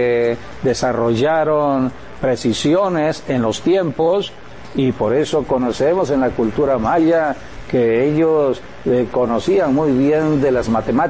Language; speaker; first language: Spanish; native; Spanish